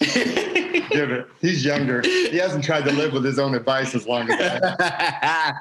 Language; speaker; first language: English; native; English